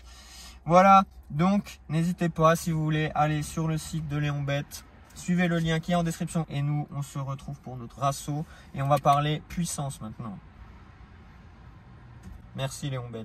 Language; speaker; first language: French; native; French